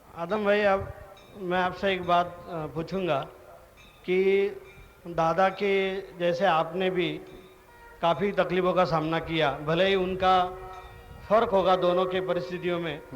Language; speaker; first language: Hindi; non-native, local second language; Marathi